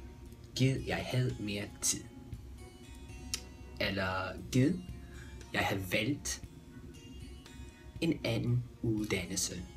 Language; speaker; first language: Danish; non-native, fluent; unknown